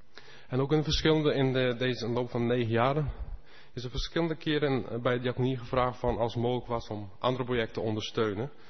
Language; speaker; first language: Dutch; non-native, fluent; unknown